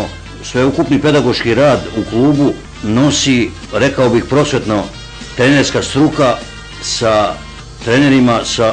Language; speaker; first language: Croatian; native; Croatian